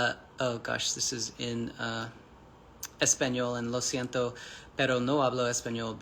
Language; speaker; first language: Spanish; non-native, learner; English